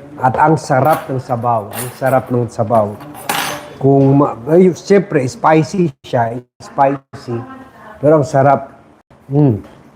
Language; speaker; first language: Filipino; non-native, local second language; Chavacano